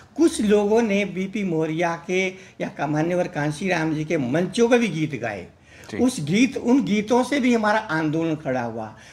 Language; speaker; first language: Hindi; native; Hindi